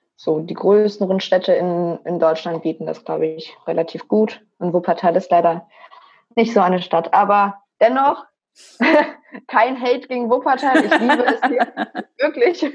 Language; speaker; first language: German; native; German